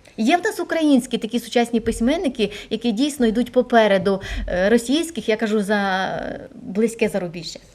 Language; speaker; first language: Ukrainian; native; Ukrainian